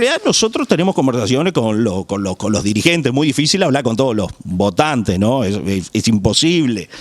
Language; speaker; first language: Spanish; native; Spanish